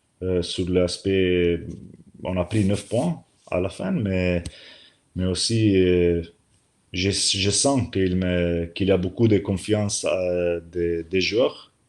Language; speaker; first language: French; non-native, learner; Slovenian